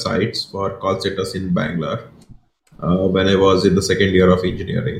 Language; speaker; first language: English; non-native, local second language; Kannada